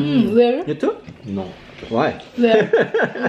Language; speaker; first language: English; non-native, learner; Japanese